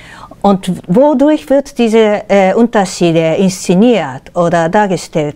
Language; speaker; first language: German; non-native, fluent; Japanese